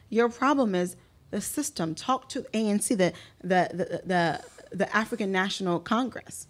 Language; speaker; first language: English; early bilingual, other home language; Haitian Creole